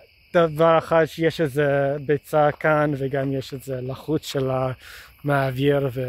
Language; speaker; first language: Hebrew; non-native, fluent; English